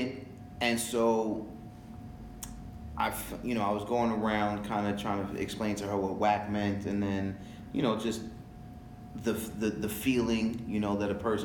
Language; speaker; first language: English; early bilingual, other home language; French